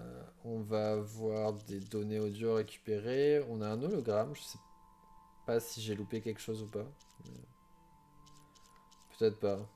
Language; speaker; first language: French; native; French